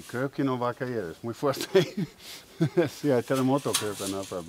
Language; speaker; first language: Spanish; non-native, learner; English